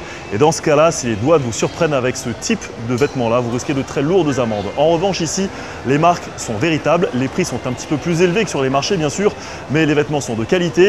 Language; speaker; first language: French; native; French